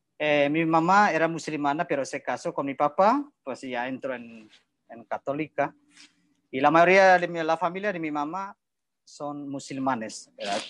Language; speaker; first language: Spanish; non-native, learner; Indonesian